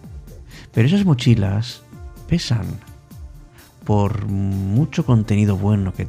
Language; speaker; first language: Spanish; native; Spanish